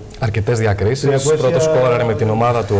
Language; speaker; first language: Greek; native; Greek